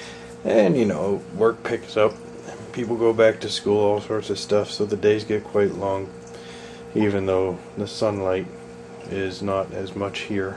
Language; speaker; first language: English; native; English